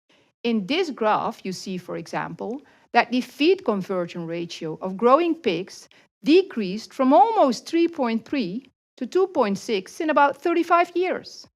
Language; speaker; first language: English; non-native, fluent; Dutch